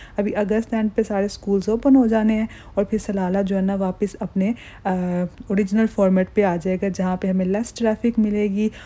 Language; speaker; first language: Urdu; native; Urdu